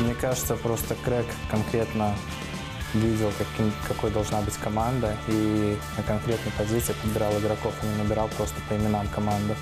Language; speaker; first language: Russian; native; Russian